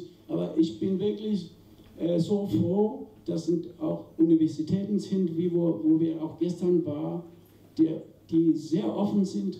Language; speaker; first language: German; non-native, fluent; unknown